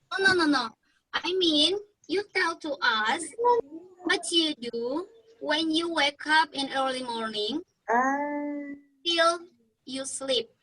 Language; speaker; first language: English; non-native, learner; Indonesian